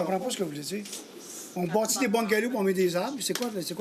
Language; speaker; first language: French; native; French